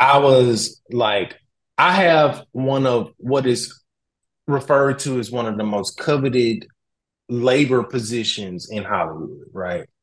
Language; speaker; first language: English; native; English